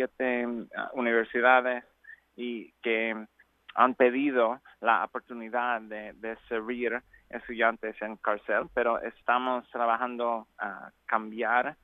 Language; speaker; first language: Spanish; non-native, learner; English